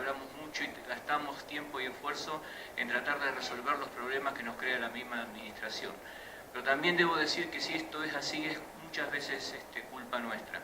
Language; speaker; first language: Spanish; native; Spanish